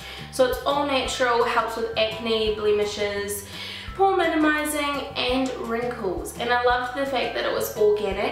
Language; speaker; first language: English; native; English